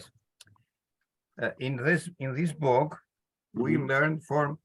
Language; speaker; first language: English; non-native, learner; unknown